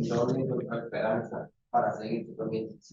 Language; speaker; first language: Spanish; native; Spanish